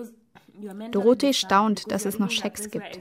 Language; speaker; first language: German; native; German